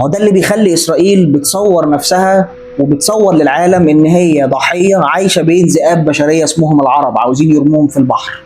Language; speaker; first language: Arabic; native; Arabic